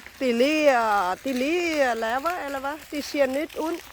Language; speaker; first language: Danish; non-native, learner; Thai